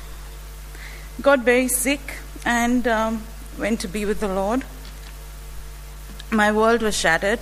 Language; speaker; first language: English; non-native, local second language; Malayalam